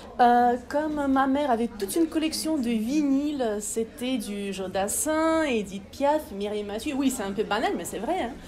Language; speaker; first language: French; non-native, fluent; Russian